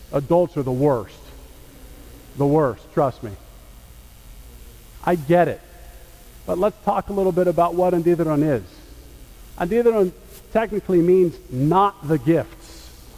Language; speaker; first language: English; native; English